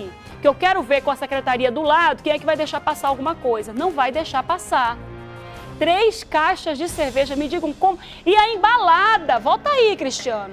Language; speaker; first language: Portuguese; native; Portuguese